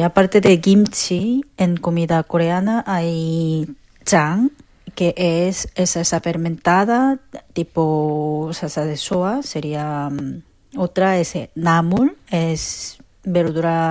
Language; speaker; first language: Spanish; non-native, fluent; Korean